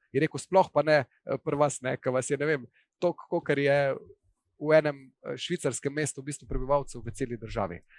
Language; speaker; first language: Slovenian; native; Slovenian